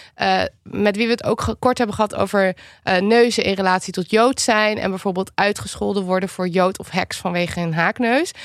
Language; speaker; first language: Dutch; native; Dutch